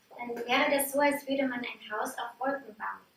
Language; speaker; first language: German; native; German